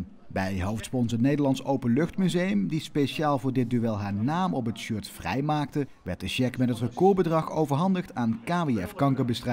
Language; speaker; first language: Dutch; native; Dutch